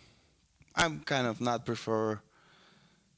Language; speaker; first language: English; non-native, learner; Russian